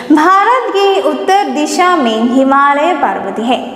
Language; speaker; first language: Hindi; non-native, local second language; Malayalam